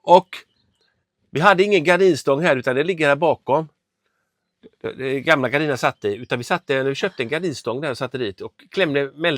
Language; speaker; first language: Swedish; native; Swedish